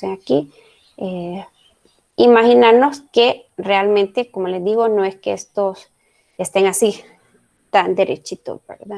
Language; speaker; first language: Spanish; native; Spanish